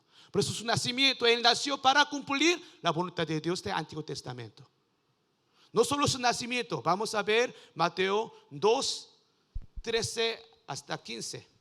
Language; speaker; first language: Spanish; non-native, learner; Korean